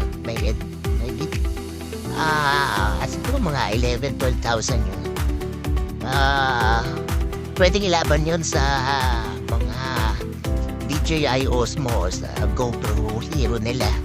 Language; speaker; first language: Filipino; native; Filipino